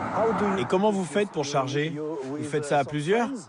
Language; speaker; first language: French; native; French